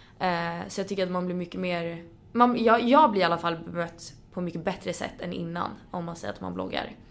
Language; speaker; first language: Swedish; native; Swedish